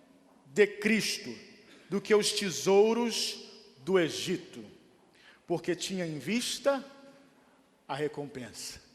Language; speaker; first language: Portuguese; native; Portuguese